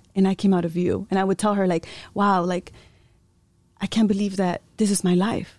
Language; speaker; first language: English; early bilingual, other home language; Spanish